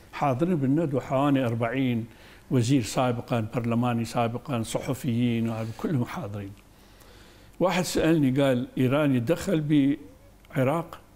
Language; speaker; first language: Arabic; non-native, local second language; Kurdish